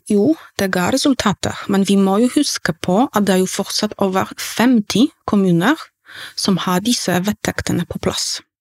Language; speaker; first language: Norwegian; non-native, fluent; Polish